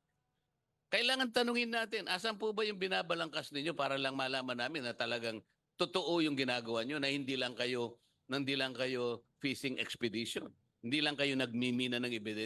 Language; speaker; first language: Filipino; native; Filipino